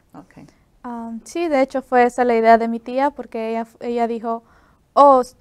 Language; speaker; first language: Spanish; native; Spanish